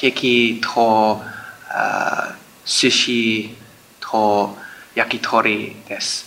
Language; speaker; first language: Japanese; non-native, learner; English